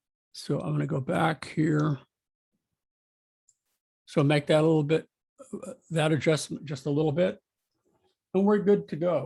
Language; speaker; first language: English; native; English